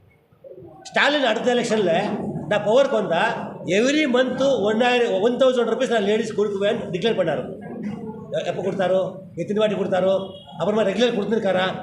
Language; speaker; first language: Tamil; non-native, learner; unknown